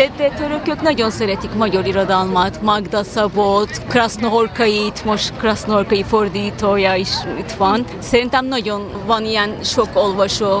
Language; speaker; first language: Hungarian; non-native, fluent; Turkish